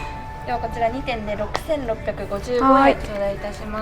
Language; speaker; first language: Japanese; native; Japanese